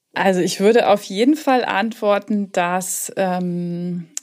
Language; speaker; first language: German; native; German